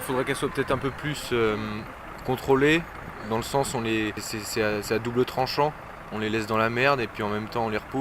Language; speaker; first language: French; native; French